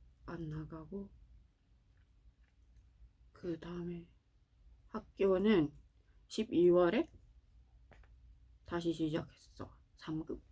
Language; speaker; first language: Korean; non-native, learner; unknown